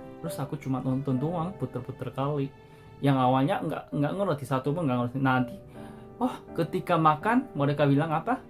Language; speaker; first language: Indonesian; non-native, fluent; Korean